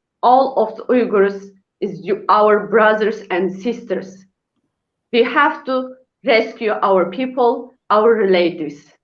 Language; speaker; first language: English; non-native, learner; Uyghur